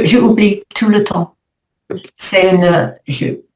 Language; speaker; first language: French; non-native, learner; English